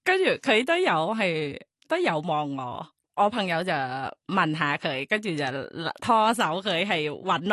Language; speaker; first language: Cantonese; non-native, learner; Thai